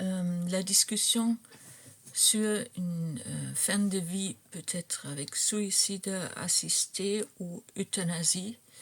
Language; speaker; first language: French; non-native, fluent; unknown